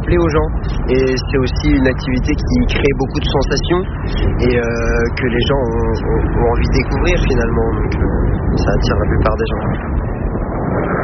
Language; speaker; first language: French; native; French